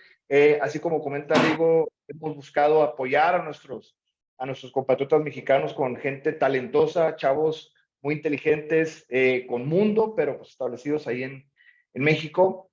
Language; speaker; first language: Spanish; native; Spanish